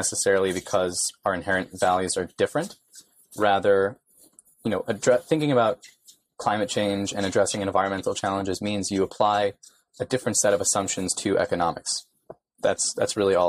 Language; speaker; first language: English; native; English